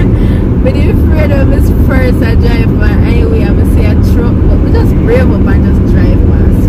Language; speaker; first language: English; native; English